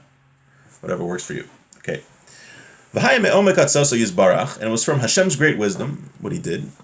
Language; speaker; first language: English; native; English